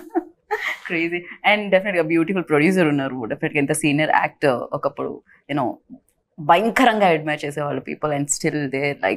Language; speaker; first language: Telugu; native; Telugu